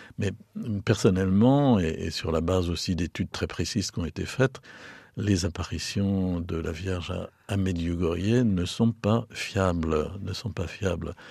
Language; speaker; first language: French; native; French